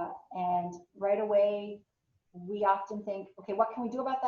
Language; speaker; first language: English; native; English